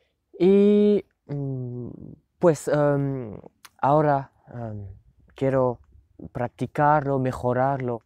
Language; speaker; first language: Spanish; non-native, learner; French